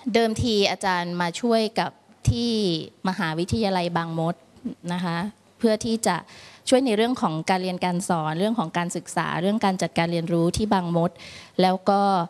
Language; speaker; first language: Thai; native; Thai